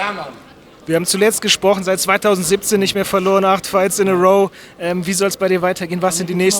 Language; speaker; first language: German; native; German